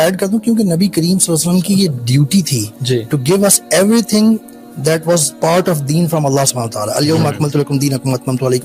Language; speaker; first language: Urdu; native; Urdu